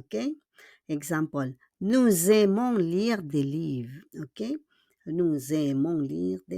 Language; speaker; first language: French; non-native, fluent; Filipino